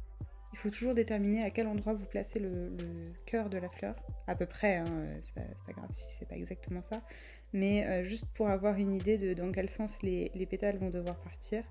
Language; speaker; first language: French; native; French